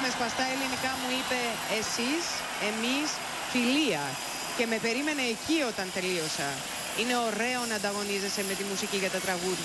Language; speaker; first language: Greek; native; Greek